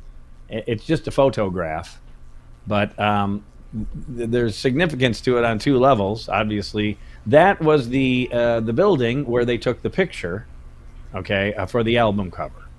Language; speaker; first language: English; native; English